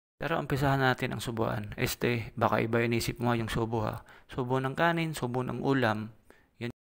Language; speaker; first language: Filipino; non-native, local second language; Cebuano